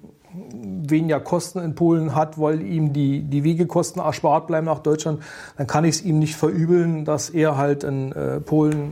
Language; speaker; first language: German; native; German